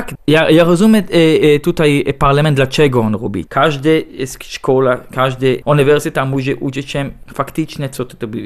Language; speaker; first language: Polish; non-native, learner; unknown